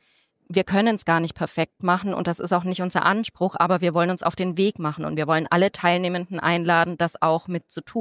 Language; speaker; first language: German; native; German